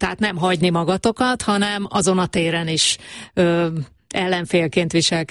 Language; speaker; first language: Hungarian; native; Hungarian